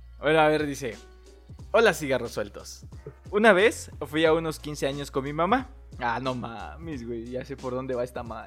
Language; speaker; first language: Spanish; native; Spanish